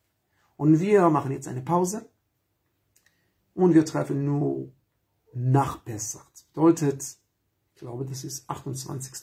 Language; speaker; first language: German; non-native, fluent; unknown